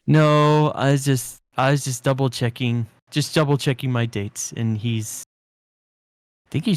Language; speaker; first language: English; native; English